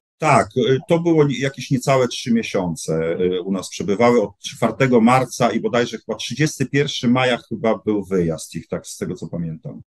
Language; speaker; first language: Polish; native; Polish